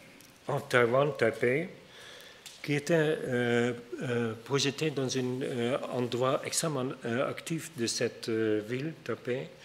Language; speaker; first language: French; non-native, fluent; Dutch